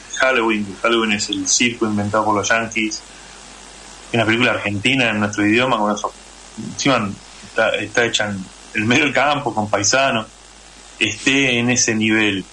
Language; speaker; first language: Spanish; native; Spanish